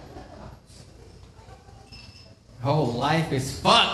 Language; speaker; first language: English; non-native, fluent; Korean